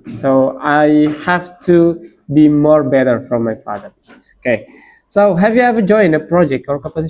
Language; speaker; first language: English; non-native, learner; Indonesian